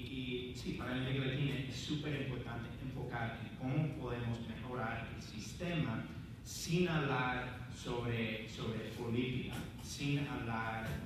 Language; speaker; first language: Spanish; non-native, fluent; English